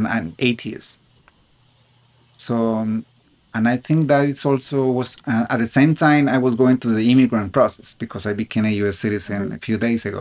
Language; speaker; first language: English; non-native, fluent; Spanish